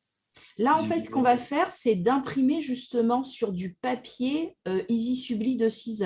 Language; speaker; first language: French; native; French